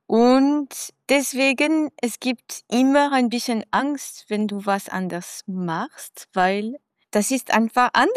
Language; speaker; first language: German; non-native, fluent; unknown